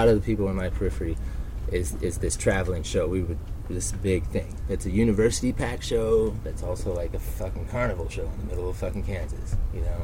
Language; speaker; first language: English; native; English